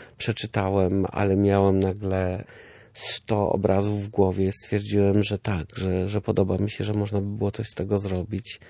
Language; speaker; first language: Polish; early bilingual, heritage; Polish